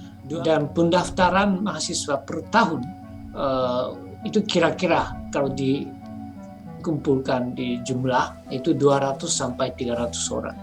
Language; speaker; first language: Indonesian; non-native, fluent; Japanese